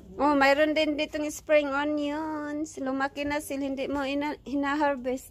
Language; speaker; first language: Filipino; native; Filipino